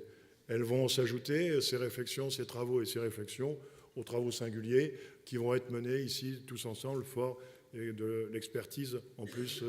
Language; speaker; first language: French; native; French